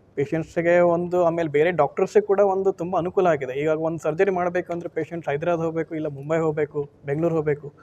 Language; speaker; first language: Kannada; native; Kannada